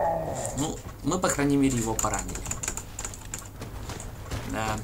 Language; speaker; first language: Russian; native; Russian